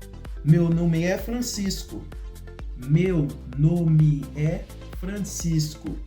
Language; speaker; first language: Portuguese; non-native, learner; Haitian Creole